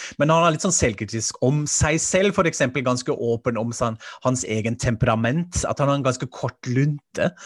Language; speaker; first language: Norwegian; non-native, fluent; German